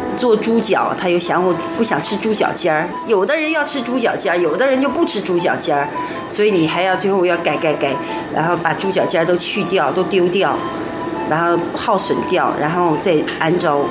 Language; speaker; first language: Chinese; native; Chinese